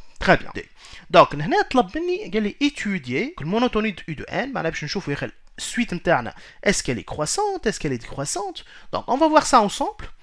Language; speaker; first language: French; non-native, local second language; Arabic